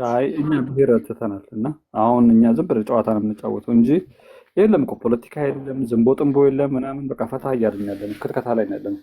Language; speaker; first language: Amharic; native; Amharic